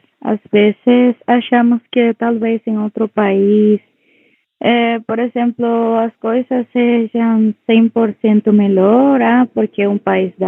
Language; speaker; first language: Portuguese; non-native, local second language; Spanish